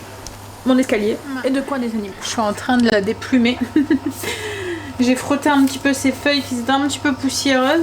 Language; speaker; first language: French; native; French